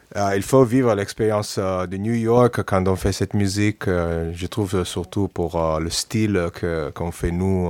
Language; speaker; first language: French; non-native, fluent; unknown